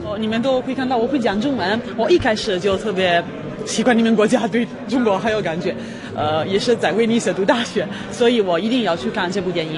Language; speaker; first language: Chinese; non-native, fluent; Italian